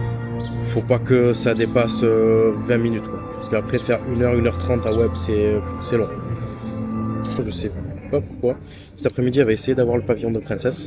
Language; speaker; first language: French; native; French